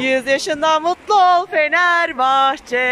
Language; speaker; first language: Turkish; native; Turkish